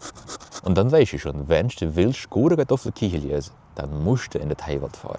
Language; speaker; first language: German; early bilingual, heritage; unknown